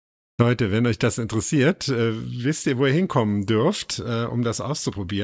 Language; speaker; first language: German; native; German